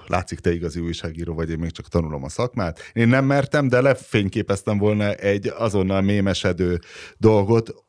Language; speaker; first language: Hungarian; native; Hungarian